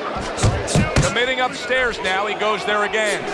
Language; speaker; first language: English; native; English